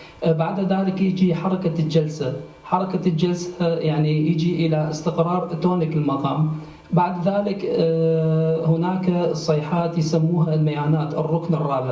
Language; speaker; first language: Arabic; native; Arabic